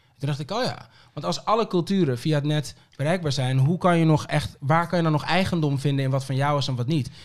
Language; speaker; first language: Dutch; early bilingual, other home language; Papiamento